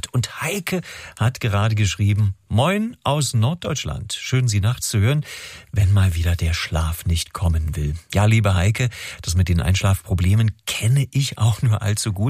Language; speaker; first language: German; native; German